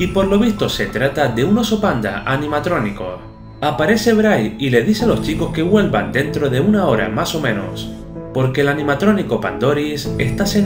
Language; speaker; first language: Spanish; native; Spanish